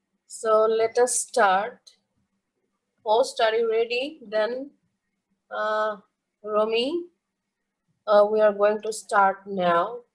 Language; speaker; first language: English; non-native, local second language; Bangla